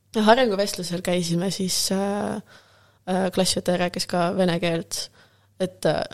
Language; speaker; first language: Estonian; non-native, local second language; Russian